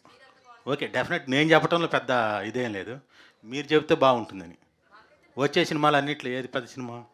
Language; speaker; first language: Telugu; native; Telugu